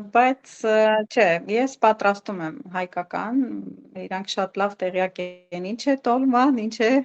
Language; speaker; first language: Armenian; native; Armenian